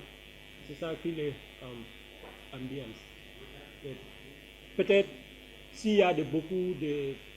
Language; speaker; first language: French; non-native, learner; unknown